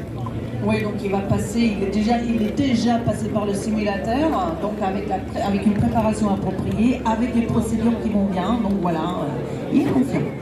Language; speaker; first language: French; native; French